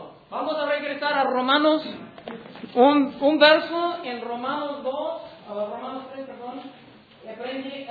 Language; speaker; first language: Spanish; non-native, fluent; English